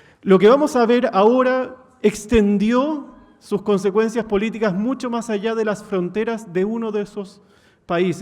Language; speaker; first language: Spanish; native; Spanish